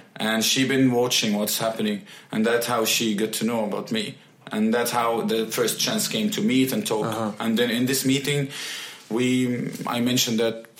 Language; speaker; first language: English; non-native, fluent; Arabic